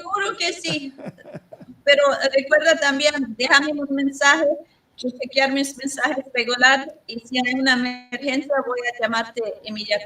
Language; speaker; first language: Spanish; non-native, learner; English